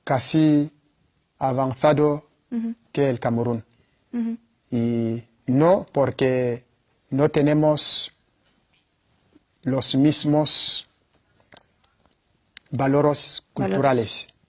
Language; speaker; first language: Spanish; non-native, fluent; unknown